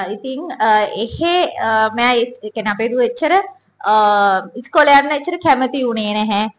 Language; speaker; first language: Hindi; non-native, learner; Sinhala